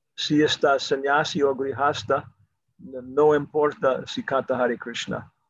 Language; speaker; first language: Spanish; non-native, fluent; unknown